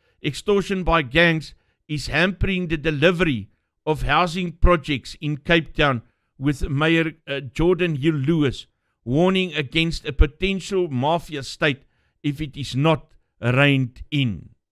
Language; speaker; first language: English; non-native, local second language; Afrikaans